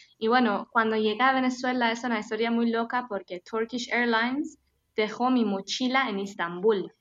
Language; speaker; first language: Spanish; non-native, fluent; Persian